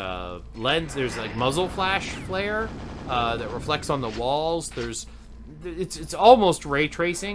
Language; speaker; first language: English; native; English